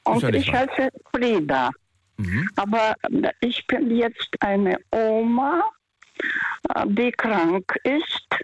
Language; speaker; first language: German; non-native, fluent; Russian